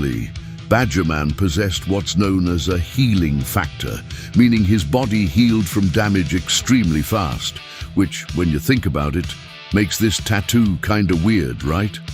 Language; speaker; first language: English; native; English